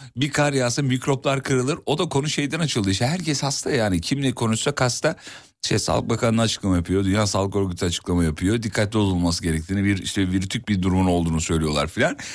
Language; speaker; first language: Turkish; native; Turkish